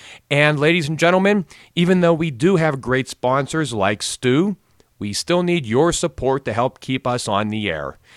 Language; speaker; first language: English; native; English